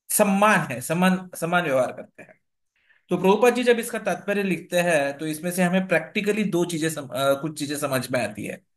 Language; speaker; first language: Hindi; non-native, local second language; Marathi